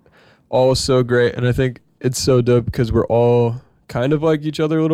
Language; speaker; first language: English; native; English